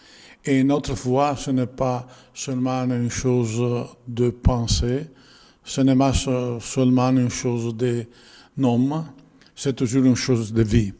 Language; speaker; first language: French; non-native, learner; Italian